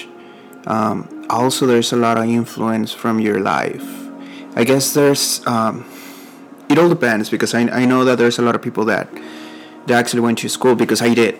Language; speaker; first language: English; non-native, fluent; Spanish